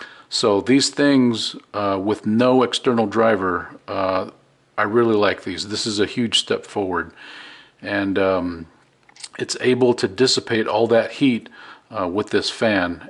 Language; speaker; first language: English; native; English